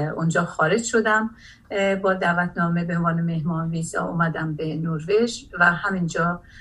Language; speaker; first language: Persian; non-native, local second language; Azerbaijani